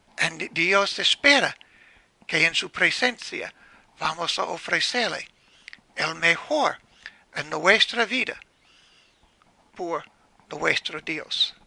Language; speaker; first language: Spanish; non-native, learner; English